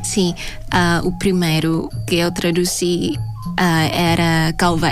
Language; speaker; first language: Portuguese; non-native, fluent; Thai